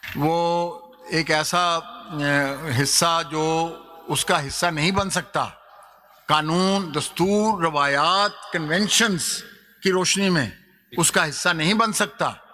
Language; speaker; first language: Urdu; non-native, local second language; Punjabi